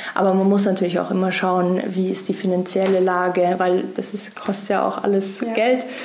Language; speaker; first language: German; native; German